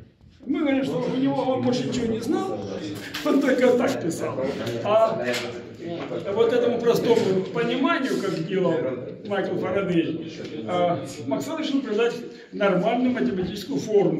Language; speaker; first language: Russian; native; Russian